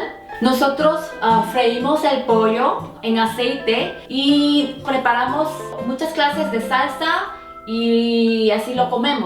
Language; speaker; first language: Spanish; non-native, fluent; Korean